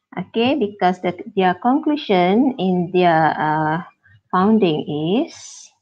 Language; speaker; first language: English; non-native, local second language; Malay